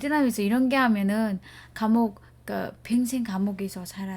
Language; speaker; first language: Korean; non-native, learner; Vietnamese